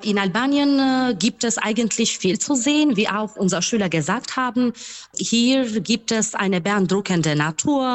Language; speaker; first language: German; non-native, fluent; Albanian